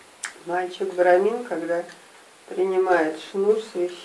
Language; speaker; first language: Russian; native; Russian